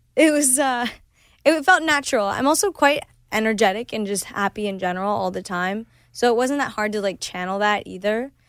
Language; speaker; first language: English; early bilingual, other home language; Spanish